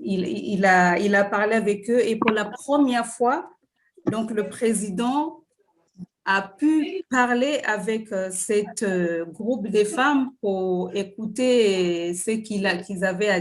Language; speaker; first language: French; non-native, fluent; Swahili